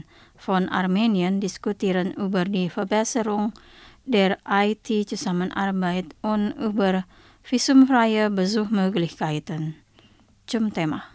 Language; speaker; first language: German; non-native, fluent; Indonesian